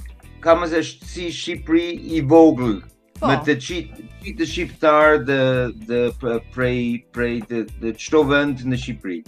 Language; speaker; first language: Albanian; non-native, learner; German